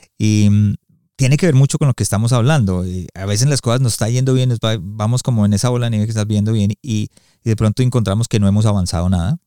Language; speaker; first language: Spanish; early bilingual, heritage; Spanish